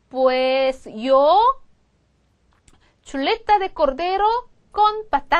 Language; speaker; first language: Spanish; non-native, fluent; Korean